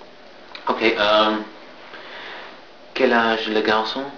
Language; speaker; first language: French; non-native, learner; English